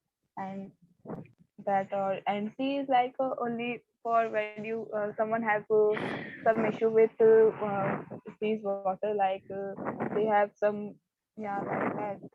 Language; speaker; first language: English; non-native, learner; Hindi